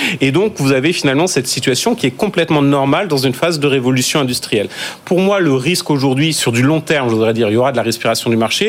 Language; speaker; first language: French; native; French